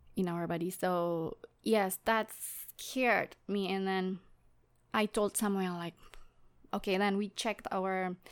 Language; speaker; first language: English; non-native, fluent; Indonesian